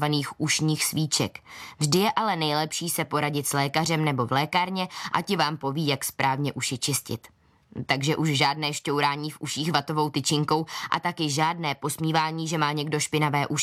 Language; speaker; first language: Czech; native; Czech